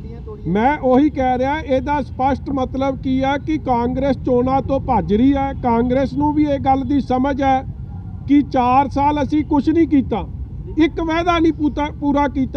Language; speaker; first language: Hindi; non-native, local second language; Punjabi